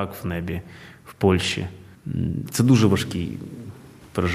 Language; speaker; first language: Polish; non-native, learner; Ukrainian